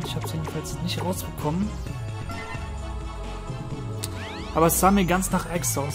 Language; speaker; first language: German; native; German